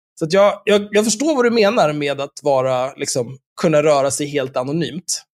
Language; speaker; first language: Swedish; native; Swedish